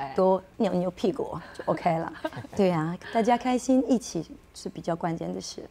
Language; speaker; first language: Chinese; non-native, fluent; French